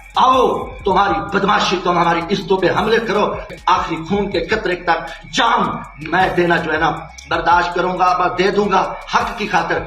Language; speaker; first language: Urdu; non-native, local second language; Saraiki